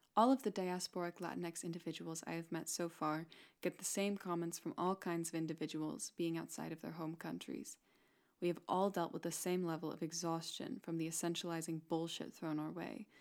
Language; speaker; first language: English; non-native, fluent; Spanish